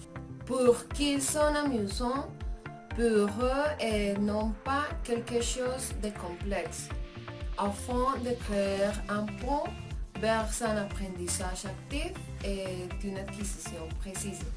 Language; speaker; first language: French; non-native, learner; Spanish